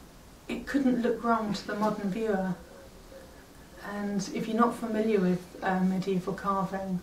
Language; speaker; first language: English; native; English